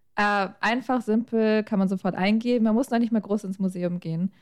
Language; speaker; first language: German; native; German